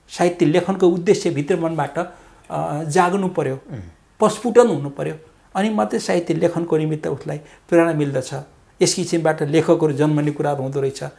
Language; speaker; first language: Nepali; non-native, local second language; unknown